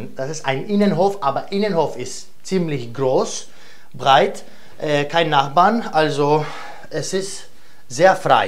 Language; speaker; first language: German; non-native, fluent; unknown